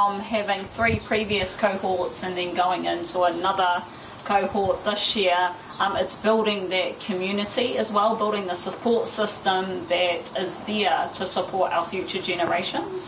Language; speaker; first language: English; native; English